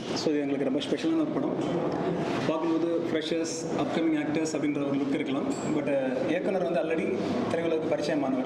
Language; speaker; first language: Tamil; native; Tamil